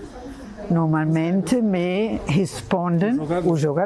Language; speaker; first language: Portuguese; non-native, fluent; German